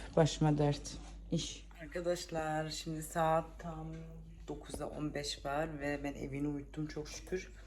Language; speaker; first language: Turkish; early bilingual, heritage; Turkish